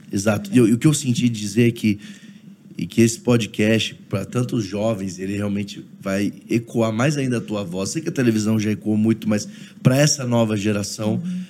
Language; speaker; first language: Portuguese; native; Portuguese